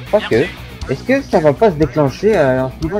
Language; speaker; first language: French; native; French